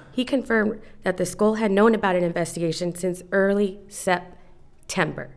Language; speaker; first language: English; native; English